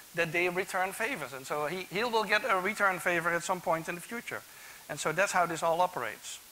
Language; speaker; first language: English; non-native, fluent; Dutch